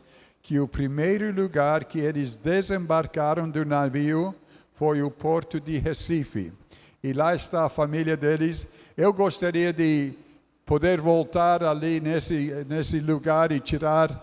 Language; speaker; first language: Portuguese; non-native, fluent; English